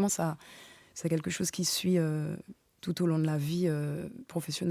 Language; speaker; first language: French; native; French